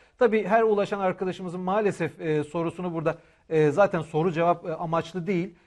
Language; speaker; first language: Turkish; native; Turkish